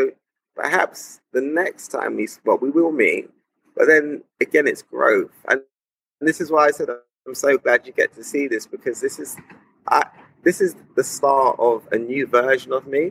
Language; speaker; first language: English; native; English